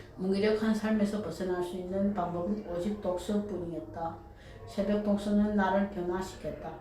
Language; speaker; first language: Korean; early bilingual, heritage; Korean